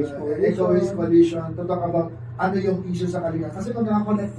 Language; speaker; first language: Filipino; native; Filipino